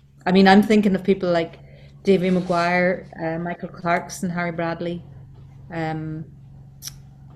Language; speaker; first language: English; native; English